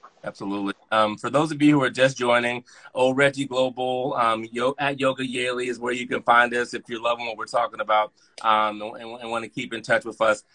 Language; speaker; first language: English; native; English